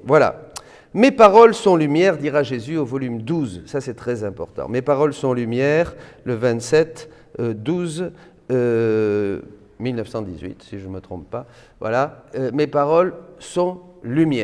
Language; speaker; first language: French; native; French